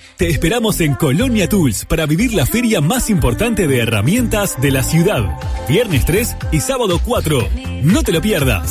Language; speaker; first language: Spanish; native; Spanish